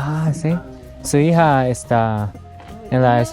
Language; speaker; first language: Spanish; non-native, learner; Japanese